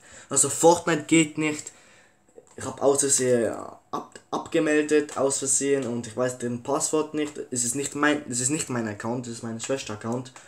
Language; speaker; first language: German; early bilingual, other home language; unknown